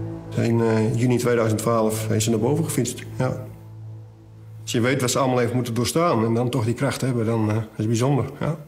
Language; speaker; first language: Dutch; native; Dutch